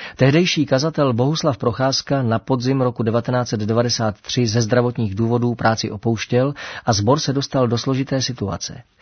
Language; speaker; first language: Czech; native; Czech